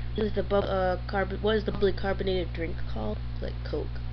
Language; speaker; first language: English; native; English